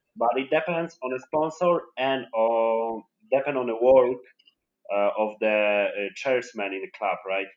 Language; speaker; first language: English; non-native, fluent; Polish